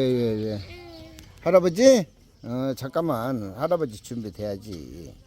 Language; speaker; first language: Korean; native; Korean